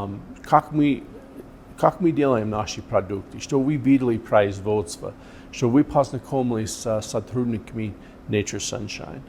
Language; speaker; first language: Russian; non-native, fluent; English